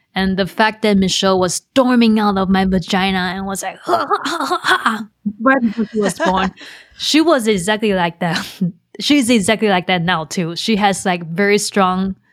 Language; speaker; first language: English; non-native, fluent; Chinese